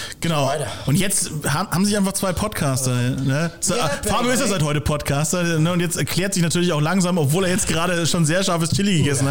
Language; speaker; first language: German; native; German